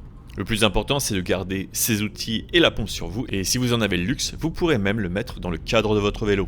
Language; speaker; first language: French; native; French